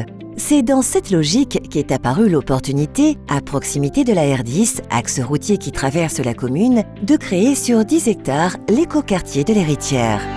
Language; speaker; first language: French; native; French